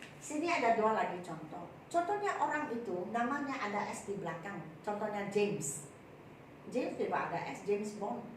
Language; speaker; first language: Malay; non-native, local second language; Chinese